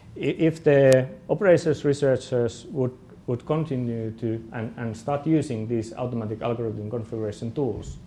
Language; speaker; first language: English; non-native, fluent; Finnish